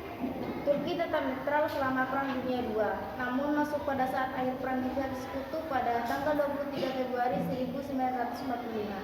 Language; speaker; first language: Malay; non-native, local second language; Madurese